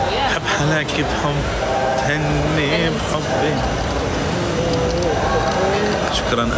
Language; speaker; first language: Arabic; native; Arabic